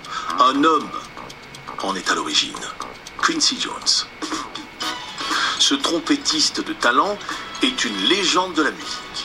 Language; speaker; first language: French; native; French